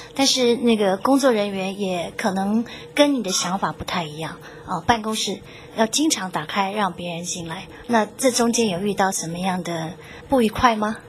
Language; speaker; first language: Chinese; native; Chinese